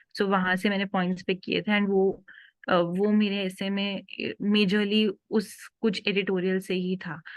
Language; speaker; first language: Hindi; native; Hindi